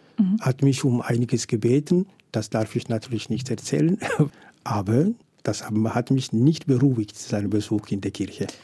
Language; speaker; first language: German; non-native, fluent; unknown